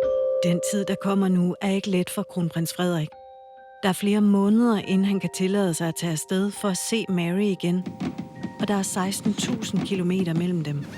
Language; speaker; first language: Danish; native; Danish